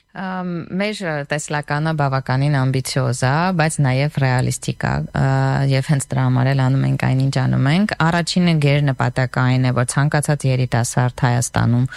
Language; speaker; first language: Armenian; native; Armenian